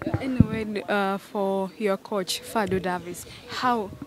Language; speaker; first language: English; non-native, learner; Swahili